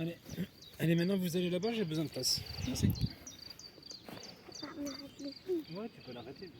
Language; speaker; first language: French; native; French